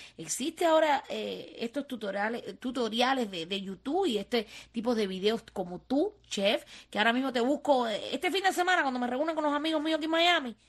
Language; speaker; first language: Spanish; native; Spanish